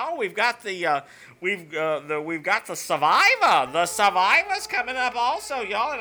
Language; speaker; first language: English; native; English